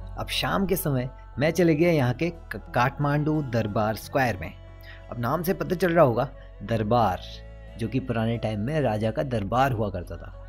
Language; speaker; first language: Hindi; native; Hindi